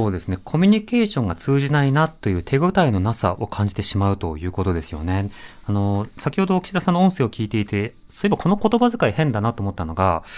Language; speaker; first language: Japanese; native; Japanese